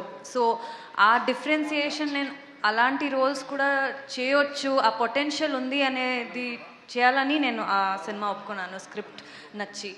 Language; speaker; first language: Telugu; non-native, fluent; Kannada